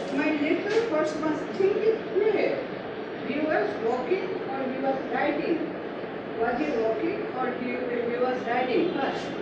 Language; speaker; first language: English; non-native, local second language; Assamese